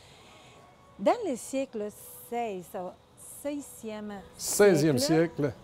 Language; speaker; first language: French; non-native, fluent; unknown